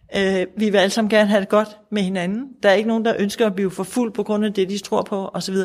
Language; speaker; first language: Danish; native; Danish